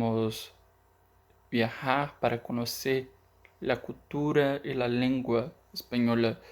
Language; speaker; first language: Spanish; non-native, learner; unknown